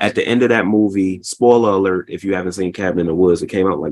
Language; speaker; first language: English; native; English